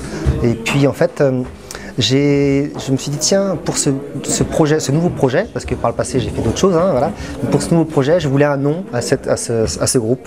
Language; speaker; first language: French; native; French